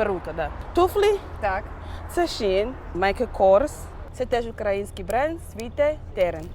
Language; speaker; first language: Ukrainian; non-native, learner; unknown